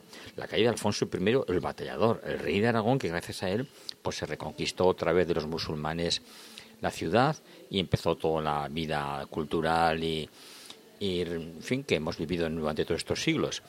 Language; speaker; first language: Spanish; native; Spanish